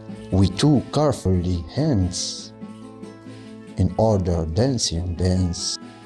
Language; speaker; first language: English; non-native, learner; Arabic